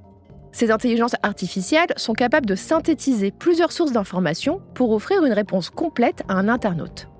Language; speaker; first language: French; native; French